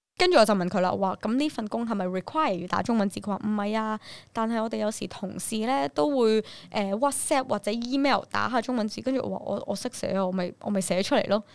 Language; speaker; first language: Cantonese; early bilingual, other home language; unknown